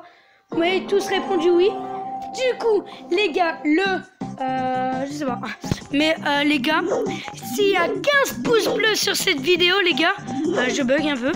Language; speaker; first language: French; native; French